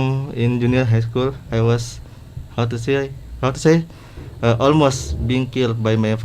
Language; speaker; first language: English; non-native, learner; Indonesian